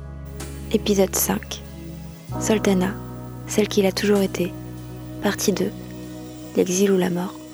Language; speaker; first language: French; native; French